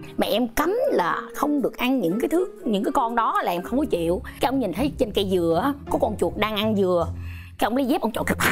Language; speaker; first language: Vietnamese; non-native, local second language; Khmer